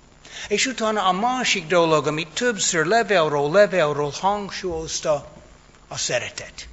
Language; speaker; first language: Hungarian; non-native, fluent; English